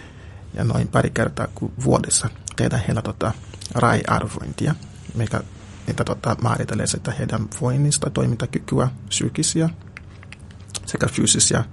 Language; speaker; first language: Finnish; non-native, fluent; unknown